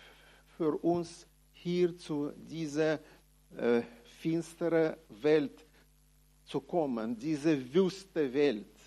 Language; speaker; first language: German; non-native, fluent; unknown